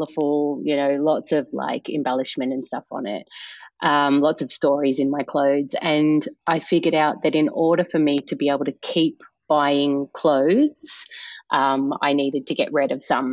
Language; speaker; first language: English; native; English